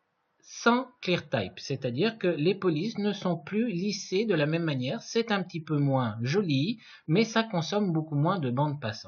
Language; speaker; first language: French; native; French